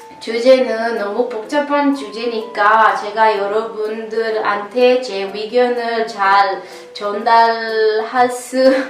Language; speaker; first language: Korean; non-native, learner; Italian